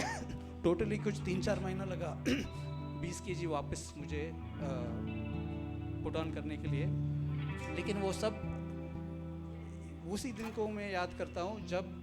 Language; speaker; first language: Hindi; non-native, local second language; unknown